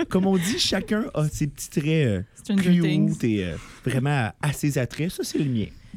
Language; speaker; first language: French; native; French